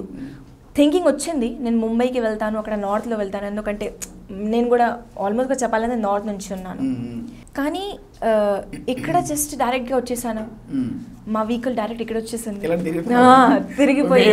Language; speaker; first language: Telugu; non-native, learner; Hindi